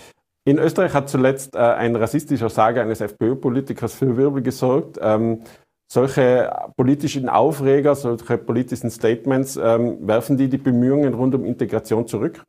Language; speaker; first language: German; native; German